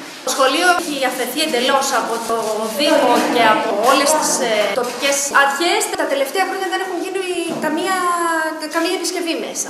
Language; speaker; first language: Greek; native; Greek